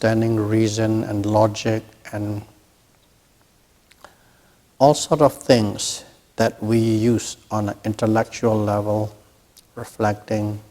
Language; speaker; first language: English; non-native, fluent; Burmese